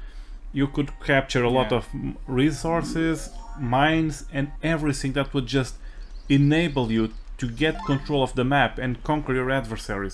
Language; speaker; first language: English; non-native, fluent; Portuguese